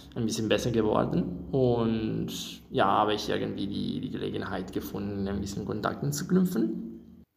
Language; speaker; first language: German; non-native, fluent; Italian